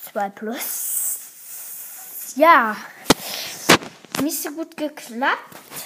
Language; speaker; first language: German; native; German